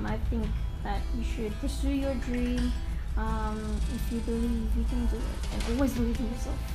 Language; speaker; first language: English; native; English